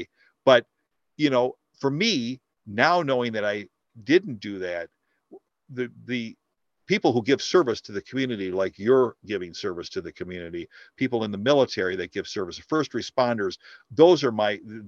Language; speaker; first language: English; native; English